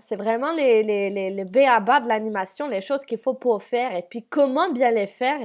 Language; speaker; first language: French; native; French